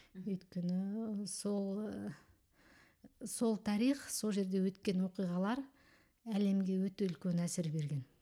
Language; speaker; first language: Kazakh; early bilingual, heritage; Kazakh